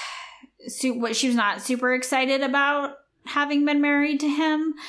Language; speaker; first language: English; native; English